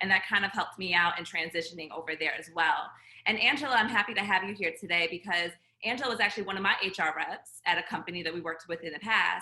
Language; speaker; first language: English; native; English